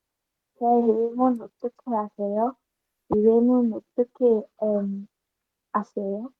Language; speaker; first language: Korean; non-native, learner; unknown